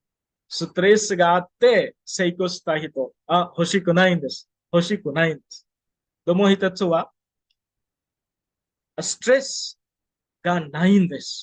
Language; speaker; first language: Japanese; non-native, fluent; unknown